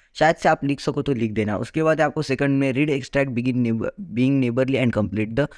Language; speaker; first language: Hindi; non-native, local second language; Marathi